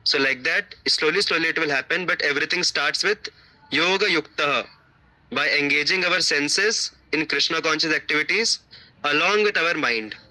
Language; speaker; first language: English; non-native, local second language; Hindi